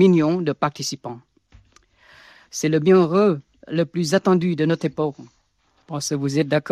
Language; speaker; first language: French; non-native, fluent; Vietnamese